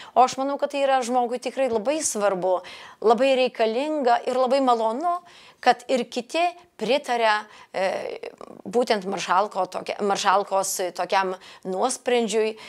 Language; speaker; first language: Lithuanian; native; Lithuanian